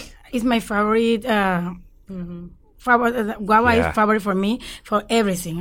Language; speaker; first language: English; non-native, learner; Spanish